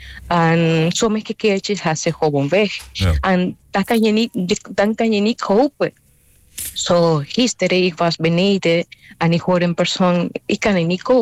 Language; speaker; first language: Dutch; non-native, fluent; Spanish